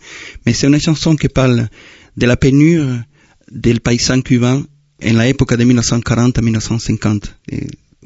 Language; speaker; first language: French; non-native, fluent; Spanish